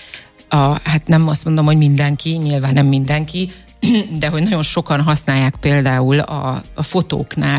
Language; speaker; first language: Hungarian; native; Hungarian